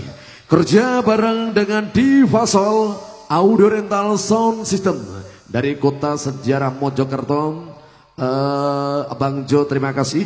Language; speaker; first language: Indonesian; non-native, local second language; Javanese